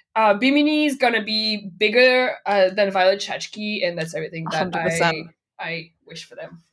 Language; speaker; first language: English; non-native, fluent; French